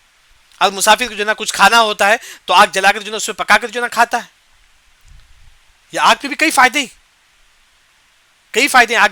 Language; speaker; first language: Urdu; non-native, local second language; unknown